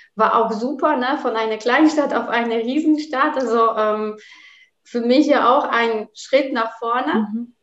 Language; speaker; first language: German; non-native, fluent; Polish